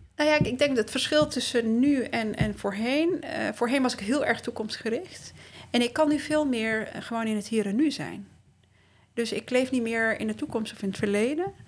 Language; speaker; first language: Dutch; early bilingual, other home language; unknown